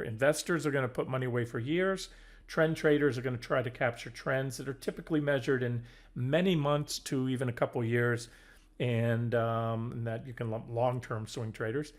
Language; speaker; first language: English; native; English